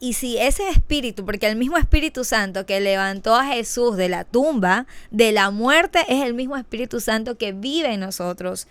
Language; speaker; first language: Spanish; native; Spanish